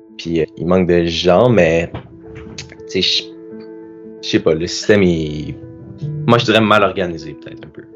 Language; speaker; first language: French; native; French